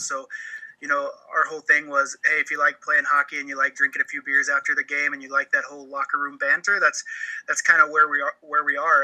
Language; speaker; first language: English; native; English